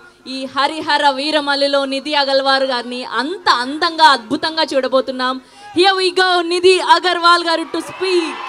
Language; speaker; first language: Telugu; native; Telugu